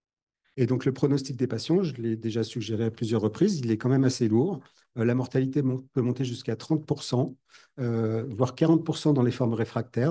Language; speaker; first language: French; native; French